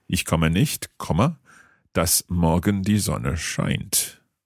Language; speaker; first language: German; non-native, learner; English